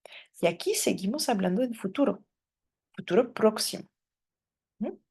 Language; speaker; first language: Spanish; non-native, fluent; French